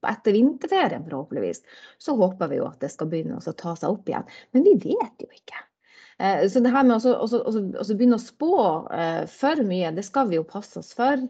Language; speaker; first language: Norwegian; native; Norwegian